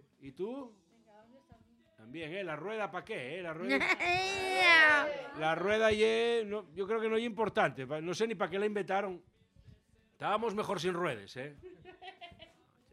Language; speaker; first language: Spanish; native; Spanish